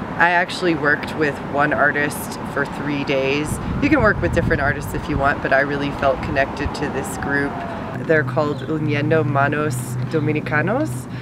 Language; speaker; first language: English; native; English